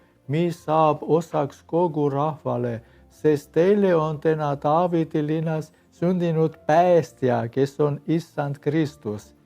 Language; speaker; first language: Estonian; non-native, learner; Armenian